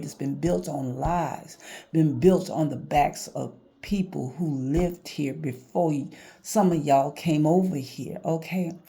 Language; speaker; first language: English; native; English